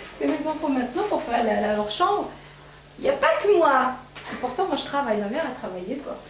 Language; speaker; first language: French; non-native, local second language; Arabic